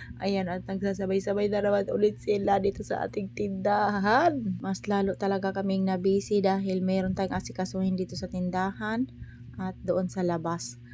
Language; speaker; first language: Filipino; native; Filipino